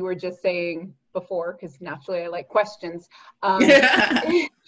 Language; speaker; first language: English; native; English